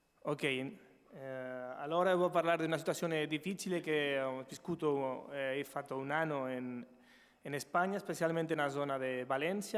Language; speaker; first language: Italian; non-native, learner; Spanish